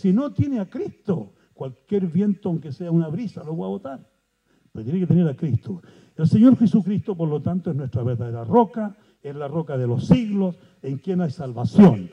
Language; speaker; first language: Spanish; native; Spanish